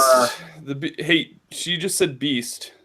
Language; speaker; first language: English; native; English